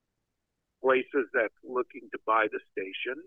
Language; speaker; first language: English; native; English